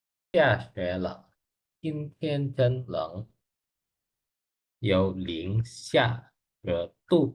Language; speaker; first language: Chinese; non-native, learner; Indonesian